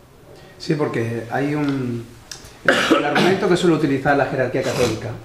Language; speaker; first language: Spanish; native; Spanish